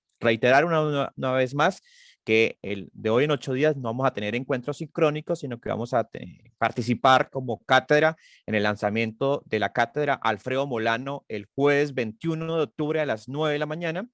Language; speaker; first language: Spanish; native; Spanish